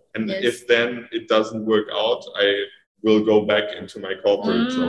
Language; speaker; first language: English; non-native, fluent; German